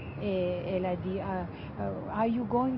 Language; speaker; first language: French; non-native, fluent; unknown